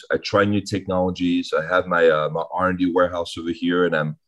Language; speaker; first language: English; early bilingual, other home language; French